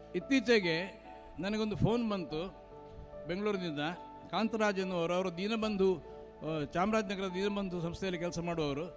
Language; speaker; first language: Kannada; non-native, local second language; Marathi